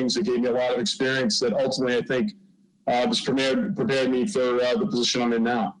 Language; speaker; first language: English; native; English